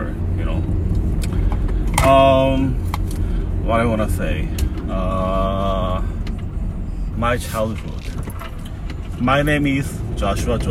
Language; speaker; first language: English; non-native, fluent; Korean